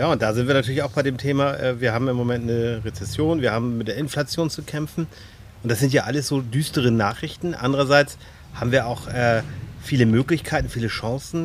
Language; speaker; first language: German; native; German